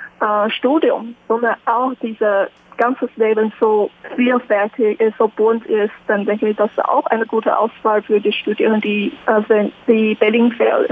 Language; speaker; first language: German; non-native, learner; Chinese